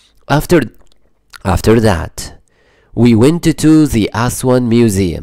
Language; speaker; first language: English; non-native, fluent; Arabic